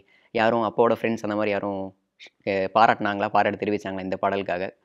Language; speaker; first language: Tamil; native; Tamil